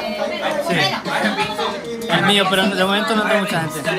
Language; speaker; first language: Spanish; native; Spanish